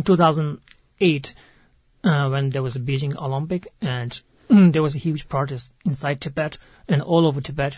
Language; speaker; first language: English; non-native, local second language; Tibetan